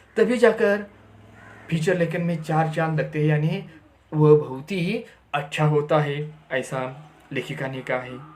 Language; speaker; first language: Hindi; non-native, local second language; Marathi